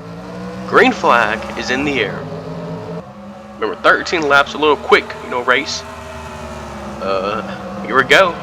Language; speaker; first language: English; native; English